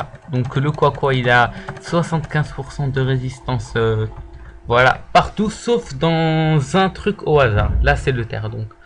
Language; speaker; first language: French; native; French